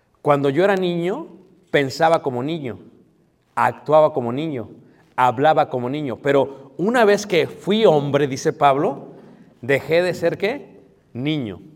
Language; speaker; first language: Spanish; early bilingual, heritage; Spanish